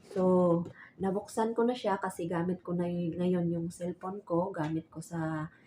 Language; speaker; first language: Filipino; non-native, local second language; Cebuano